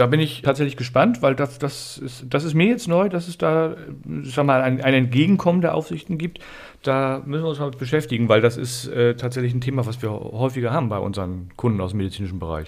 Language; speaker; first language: German; native; German